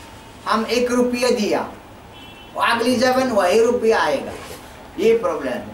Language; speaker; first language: Hindi; non-native, learner; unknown